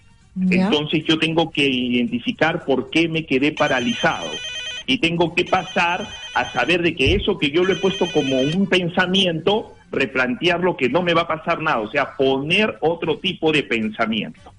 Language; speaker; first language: Spanish; native; Spanish